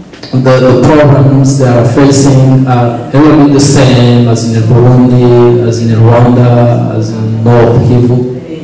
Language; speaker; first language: English; non-native, learner; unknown